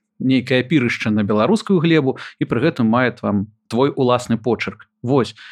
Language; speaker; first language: Belarusian; non-native, local second language; Russian